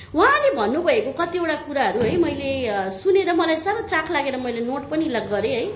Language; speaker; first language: Nepali; native; Nepali